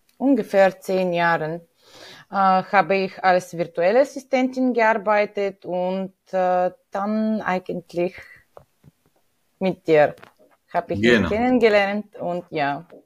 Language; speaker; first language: German; non-native, fluent; Bulgarian